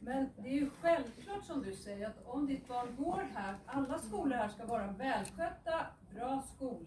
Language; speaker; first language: Swedish; native; Swedish